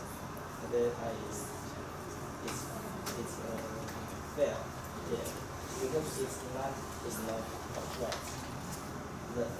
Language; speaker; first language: English; non-native, learner; Chinese